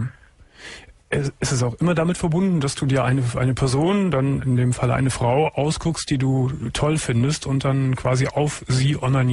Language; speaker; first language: German; native; German